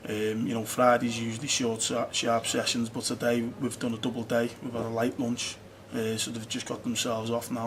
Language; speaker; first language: English; native; English